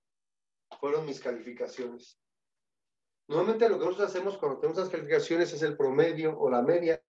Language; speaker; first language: Spanish; native; Spanish